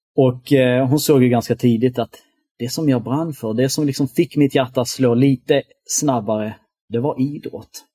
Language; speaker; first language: Swedish; early bilingual, other home language; Albanian